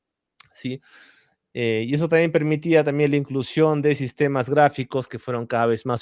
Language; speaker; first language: Spanish; native; Spanish